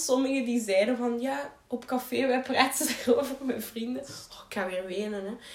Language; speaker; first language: Dutch; native; Dutch